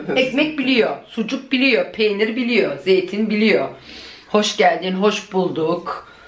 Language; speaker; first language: Turkish; early bilingual, heritage; Turkish